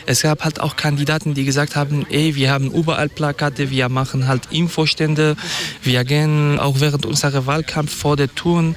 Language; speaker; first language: German; non-native, fluent; Kurdish